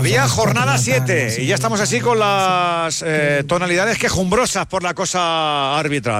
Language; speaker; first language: Spanish; native; Spanish